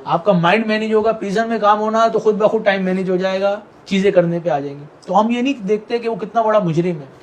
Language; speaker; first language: Urdu; native; Urdu